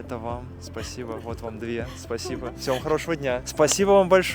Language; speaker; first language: Russian; native; Russian